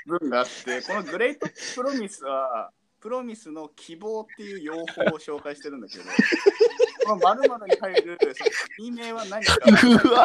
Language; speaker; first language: Japanese; native; Japanese